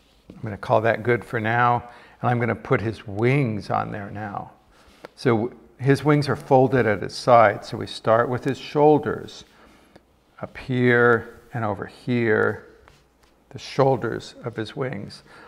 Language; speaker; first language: English; native; English